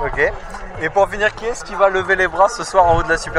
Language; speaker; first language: French; native; French